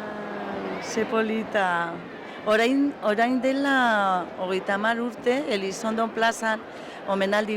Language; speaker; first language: Basque; non-native, local second language; Spanish